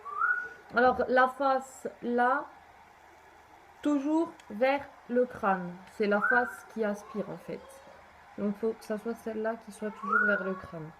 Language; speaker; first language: French; native; French